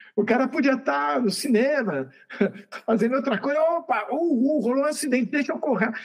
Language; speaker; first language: Portuguese; native; Portuguese